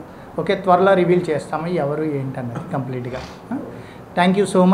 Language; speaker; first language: Telugu; native; Telugu